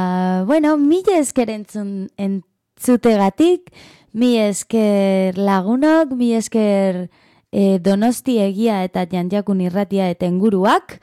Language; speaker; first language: Basque; non-native, learner; Spanish